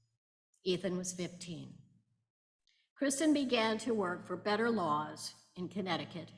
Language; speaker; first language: English; native; English